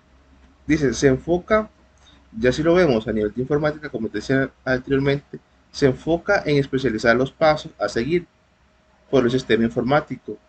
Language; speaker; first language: Spanish; native; Spanish